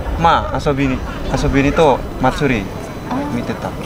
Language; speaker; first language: Japanese; non-native, learner; Indonesian